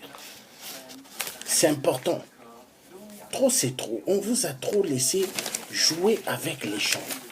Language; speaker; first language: French; non-native, local second language; Kongo